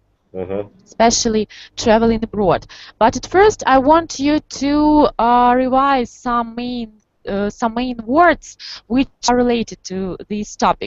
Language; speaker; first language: English; non-native, fluent; Russian